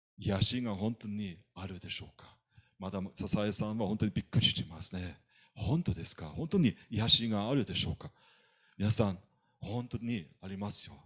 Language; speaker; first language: Japanese; non-native, fluent; German